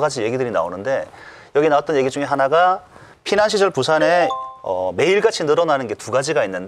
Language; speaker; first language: Korean; native; Korean